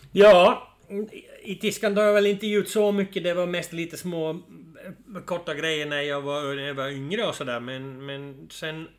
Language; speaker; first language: Swedish; non-native, fluent; Dutch